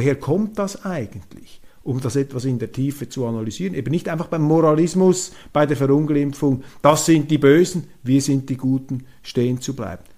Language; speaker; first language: German; native; German